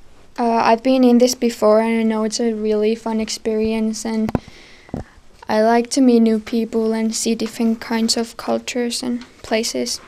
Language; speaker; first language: English; non-native, fluent; Finnish